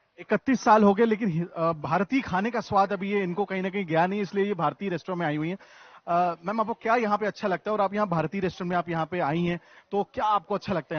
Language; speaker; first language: Hindi; native; Hindi